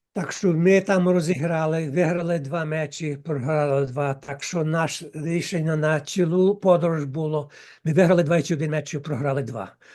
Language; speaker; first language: Ukrainian; early bilingual, heritage; Ukrainian